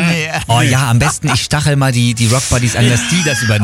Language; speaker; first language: German; native; German